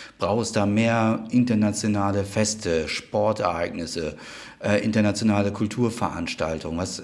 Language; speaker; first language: German; native; German